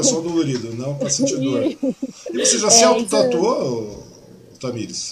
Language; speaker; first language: Portuguese; native; Portuguese